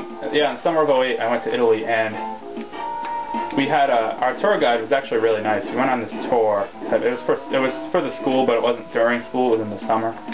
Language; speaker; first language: English; native; English